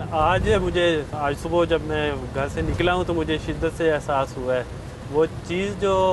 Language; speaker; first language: Urdu; native; Urdu